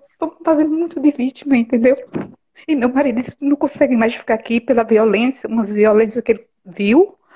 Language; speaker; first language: Portuguese; native; Portuguese